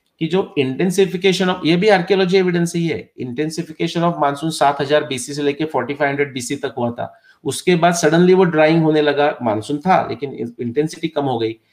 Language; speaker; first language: Hindi; non-native, local second language; Marathi